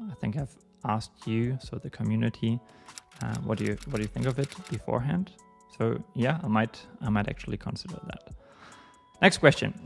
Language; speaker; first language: English; non-native, fluent; German